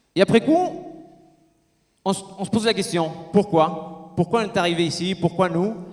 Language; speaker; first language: French; non-native, fluent; Spanish